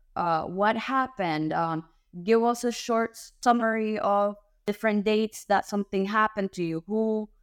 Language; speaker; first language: English; early bilingual, other home language; Spanish